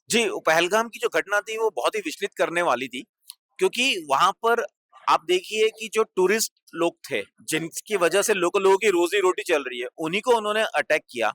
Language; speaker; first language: Hindi; native; Hindi